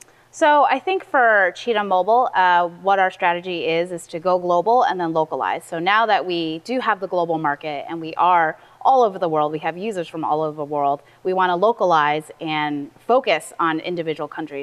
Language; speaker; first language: English; early bilingual, other home language; Chinese